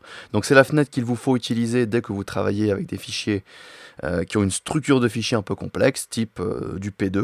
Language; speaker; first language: French; native; French